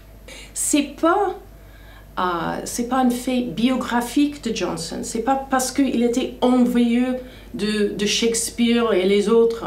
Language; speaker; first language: French; non-native, fluent; English